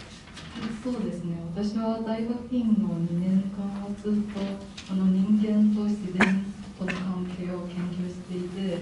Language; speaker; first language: Japanese; non-native, fluent; Chinese